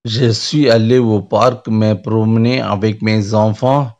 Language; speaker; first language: French; non-native, learner; Tamil